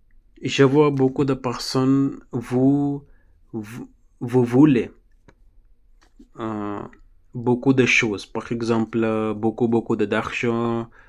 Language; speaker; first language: French; non-native, learner; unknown